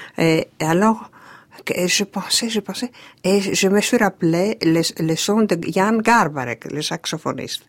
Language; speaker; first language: French; non-native, fluent; Greek